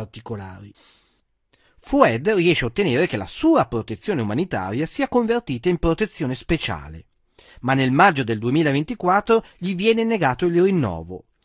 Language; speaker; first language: Italian; native; Italian